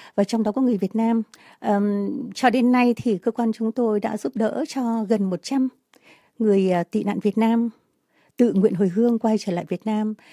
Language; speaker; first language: Vietnamese; native; Vietnamese